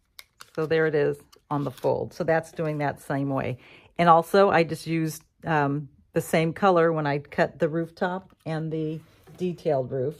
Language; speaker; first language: English; native; English